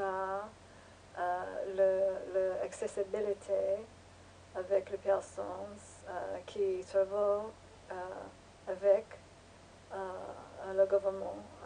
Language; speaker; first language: French; non-native, learner; English